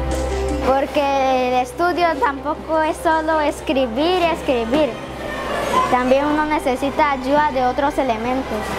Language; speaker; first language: Spanish; non-native, local second language; Portuguese